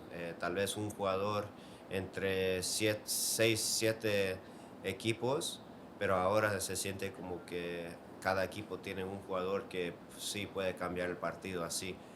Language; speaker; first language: Spanish; early bilingual, heritage; English